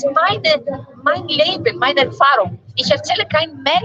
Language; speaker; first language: German; non-native, fluent; Greek